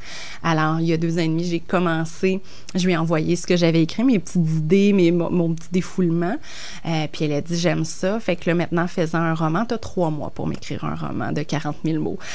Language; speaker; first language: French; native; French